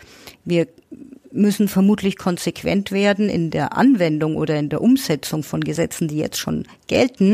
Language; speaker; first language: German; native; German